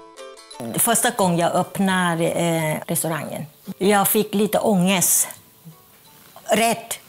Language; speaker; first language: Swedish; non-native, fluent; Thai